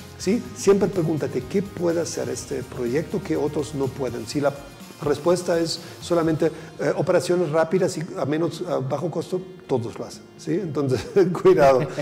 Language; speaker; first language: Spanish; non-native, fluent; German